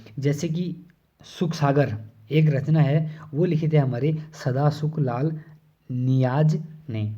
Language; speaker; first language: Hindi; native; Hindi